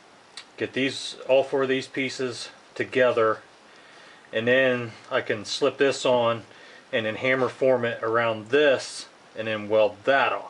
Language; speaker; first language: English; native; English